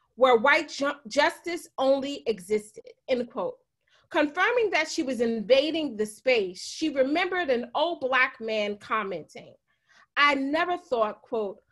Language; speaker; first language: English; native; English